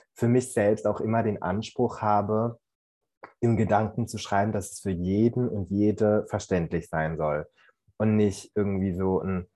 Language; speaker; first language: German; native; German